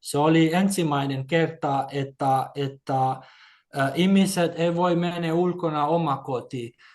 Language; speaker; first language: Finnish; non-native, learner; Albanian